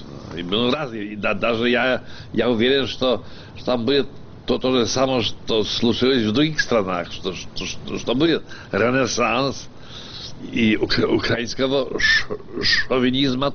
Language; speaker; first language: Russian; non-native, fluent; Polish